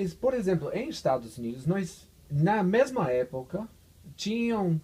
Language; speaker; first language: Portuguese; non-native, fluent; English